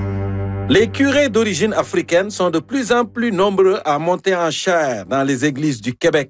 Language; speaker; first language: French; native; French